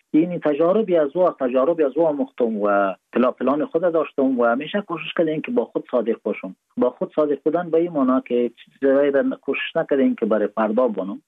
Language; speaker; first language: Persian; non-native, local second language; Pashto